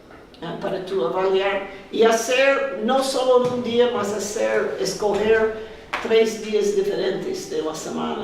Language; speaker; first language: Spanish; non-native, fluent; English